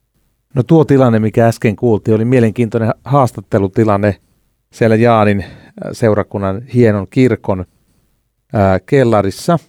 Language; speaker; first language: Finnish; native; Finnish